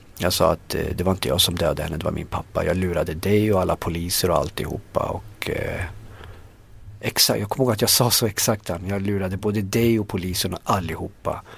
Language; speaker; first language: Swedish; early bilingual, other home language; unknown